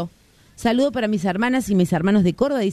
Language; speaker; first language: Spanish; native; Spanish